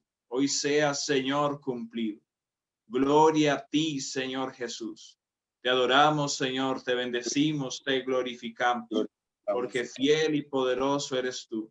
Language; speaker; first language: Spanish; native; Spanish